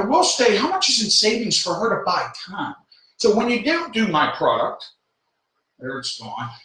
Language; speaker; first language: English; native; English